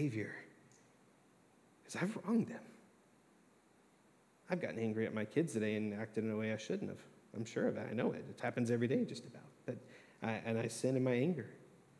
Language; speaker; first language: English; native; English